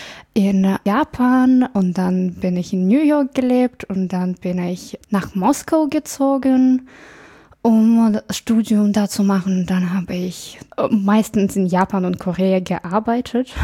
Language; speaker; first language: German; non-native, fluent; English